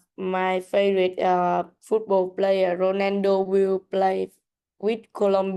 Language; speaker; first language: English; non-native, learner; Vietnamese